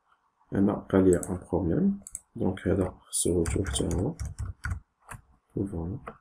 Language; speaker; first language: Arabic; native; Arabic